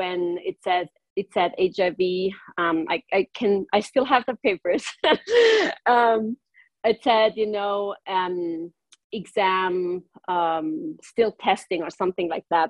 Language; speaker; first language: English; non-native, fluent; German